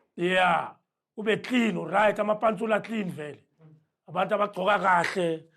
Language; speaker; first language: Zulu; native; Zulu